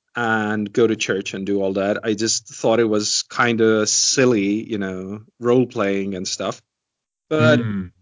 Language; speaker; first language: English; non-native, fluent; Estonian